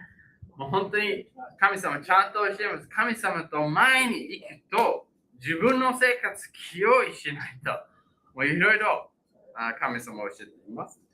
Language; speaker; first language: Japanese; non-native, fluent; English